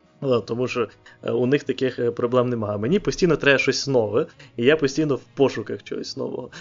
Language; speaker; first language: Ukrainian; non-native, local second language; Russian